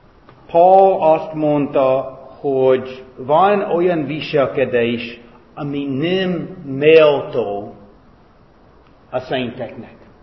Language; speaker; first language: Hungarian; non-native, fluent; English